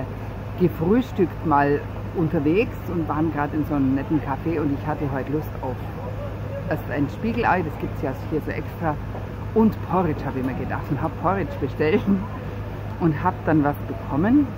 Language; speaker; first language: German; native; German